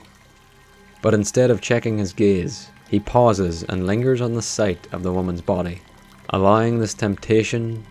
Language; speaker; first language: English; native; English